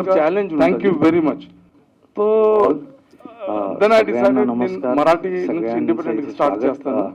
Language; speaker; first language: Telugu; non-native, learner; Marathi